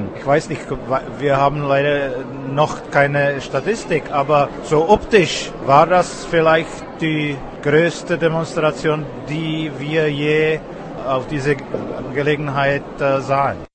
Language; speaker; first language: German; non-native, fluent; Czech